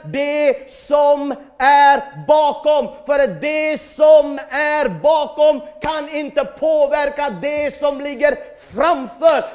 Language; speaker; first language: Swedish; non-native, fluent; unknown